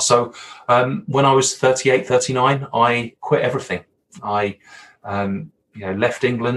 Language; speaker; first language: English; native; English